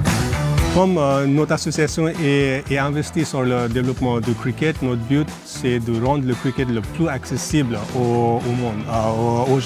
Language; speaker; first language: French; non-native, fluent; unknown